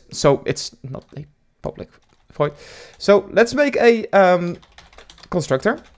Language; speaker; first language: English; non-native, fluent; Dutch